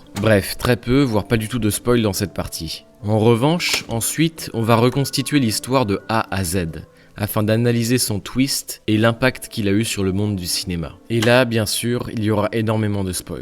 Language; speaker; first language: French; native; French